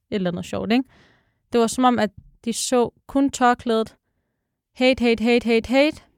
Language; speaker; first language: Danish; early bilingual, other home language; Arabic